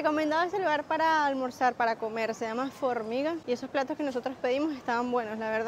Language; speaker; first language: Spanish; native; Spanish